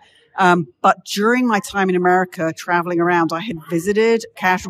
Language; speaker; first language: English; native; English